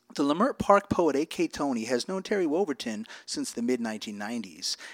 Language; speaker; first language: English; native; English